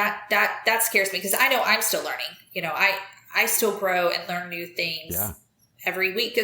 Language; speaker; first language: English; native; English